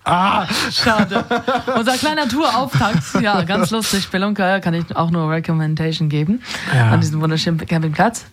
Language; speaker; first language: German; native; German